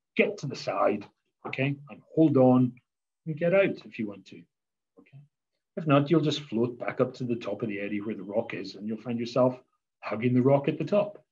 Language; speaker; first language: English; native; English